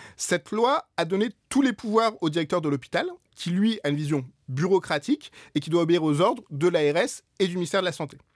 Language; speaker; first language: French; native; French